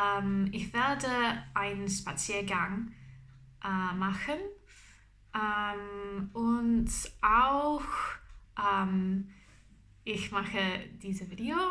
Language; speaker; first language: German; non-native, learner; English